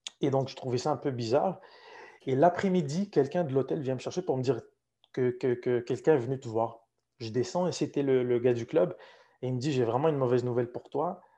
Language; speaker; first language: French; non-native, local second language; Arabic